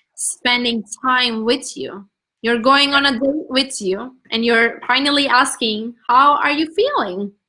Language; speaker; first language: English; non-native, fluent; Turkish